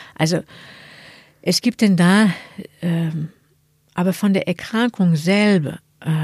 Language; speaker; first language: German; non-native, fluent; French